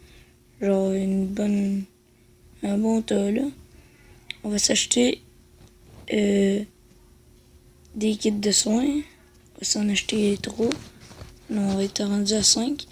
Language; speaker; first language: French; native; French